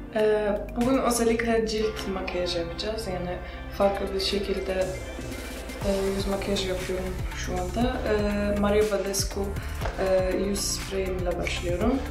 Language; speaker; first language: Turkish; non-native, fluent; Russian